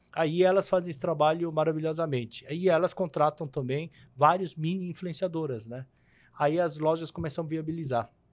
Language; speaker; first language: Portuguese; early bilingual, other home language; Korean